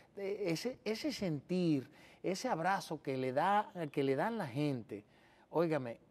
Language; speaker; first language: Spanish; early bilingual, heritage; Spanish